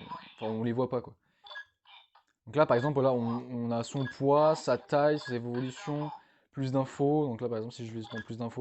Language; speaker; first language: French; native; French